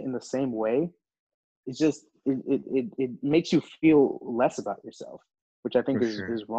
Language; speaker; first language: English; early bilingual, other home language; Hindi